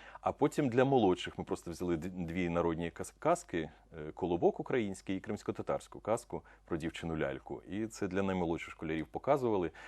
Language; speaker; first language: Ukrainian; non-native, local second language; Russian